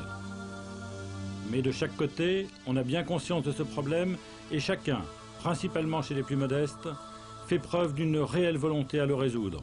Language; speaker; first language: French; native; French